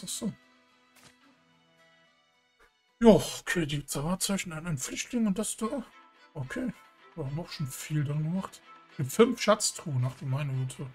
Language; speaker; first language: German; native; German